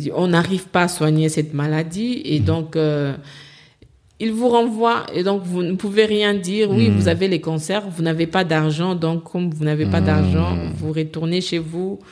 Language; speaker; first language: French; non-native, local second language; Lingala